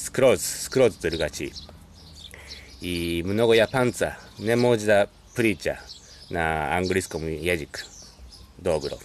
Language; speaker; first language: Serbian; non-native, learner; Japanese